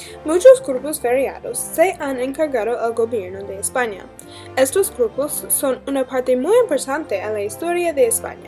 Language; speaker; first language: Spanish; non-native, learner; English